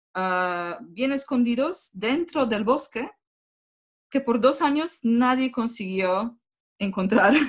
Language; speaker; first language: Spanish; non-native, fluent; Polish